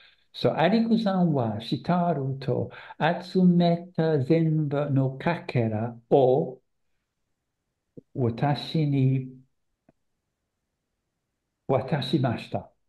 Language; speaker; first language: Japanese; non-native, learner; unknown